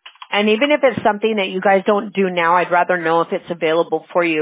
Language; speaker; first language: English; early bilingual, other home language; Spanish